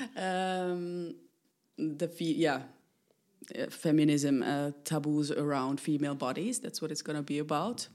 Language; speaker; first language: English; non-native, fluent; Finnish